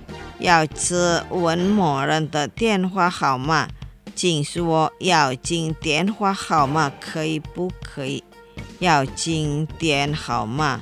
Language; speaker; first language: Chinese; non-native, fluent; Indonesian